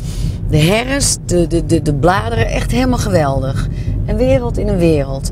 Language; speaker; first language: Dutch; native; Dutch